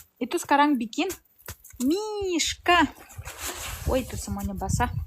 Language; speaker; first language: Indonesian; non-native, learner; Russian